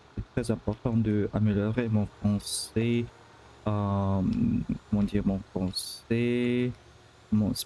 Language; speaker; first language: French; non-native, learner; Russian